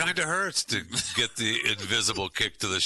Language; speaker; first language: English; native; English